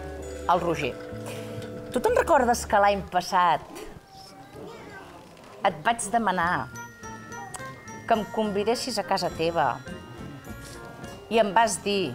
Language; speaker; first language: Catalan; native; Catalan